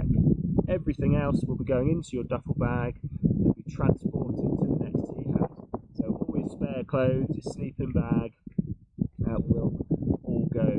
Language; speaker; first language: English; native; English